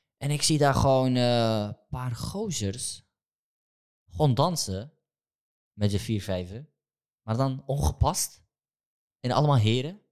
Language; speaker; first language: Dutch; early bilingual, other home language; Turkish